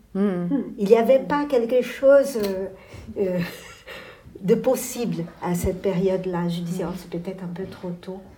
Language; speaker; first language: French; non-native, fluent; Portuguese